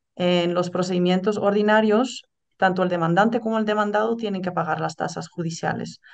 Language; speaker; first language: Spanish; non-native, fluent; Dutch